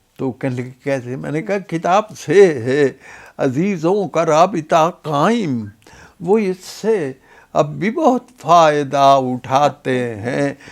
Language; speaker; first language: Urdu; non-native, local second language; Punjabi